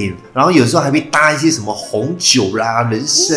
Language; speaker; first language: Chinese; native; Chinese